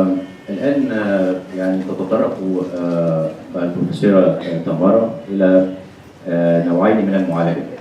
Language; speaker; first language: Arabic; native; Arabic